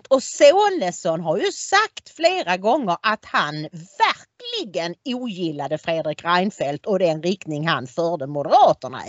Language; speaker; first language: Swedish; native; Swedish